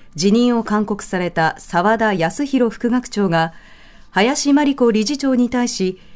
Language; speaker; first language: Japanese; native; Japanese